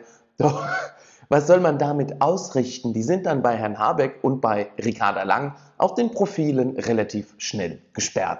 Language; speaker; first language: German; native; German